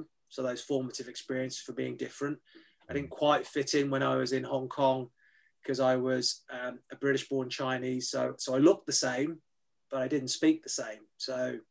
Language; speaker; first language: English; native; English